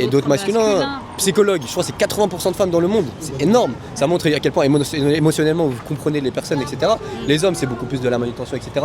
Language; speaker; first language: French; native; French